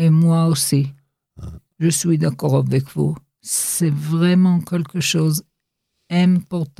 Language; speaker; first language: French; non-native, learner; Hebrew